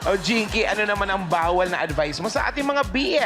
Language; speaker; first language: Filipino; native; Filipino